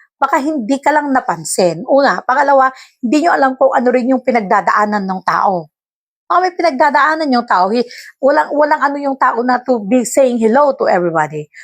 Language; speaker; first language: Filipino; non-native, local second language; Iloko